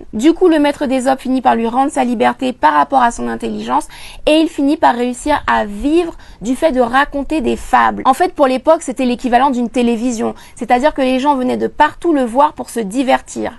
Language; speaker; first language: French; native; French